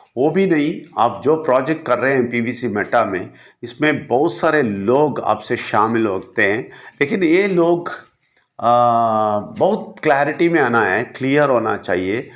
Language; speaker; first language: Hindi; non-native, local second language; Malayalam